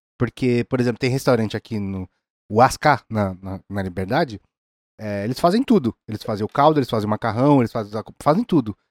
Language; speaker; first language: Portuguese; native; Portuguese